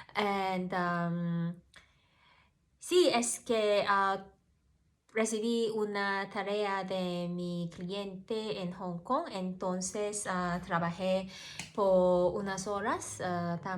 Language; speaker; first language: Spanish; non-native, learner; Cantonese